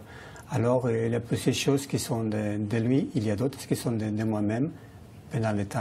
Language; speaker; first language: French; non-native, learner; Spanish